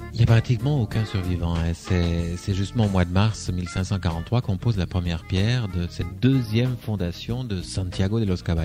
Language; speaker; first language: French; native; French